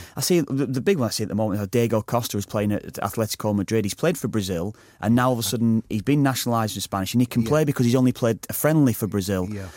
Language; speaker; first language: English; native; English